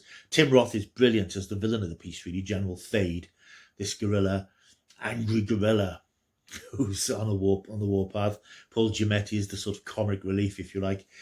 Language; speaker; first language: English; native; English